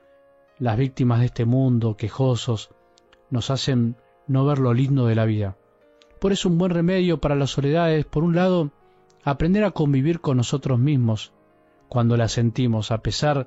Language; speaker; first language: Spanish; native; Spanish